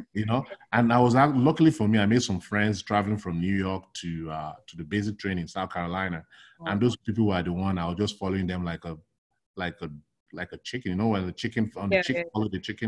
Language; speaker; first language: English; non-native, local second language; Yoruba